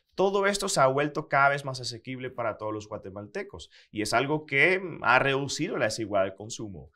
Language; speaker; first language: Spanish; non-native, fluent; Dutch